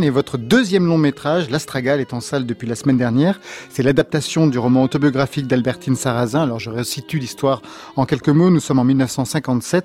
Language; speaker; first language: French; native; French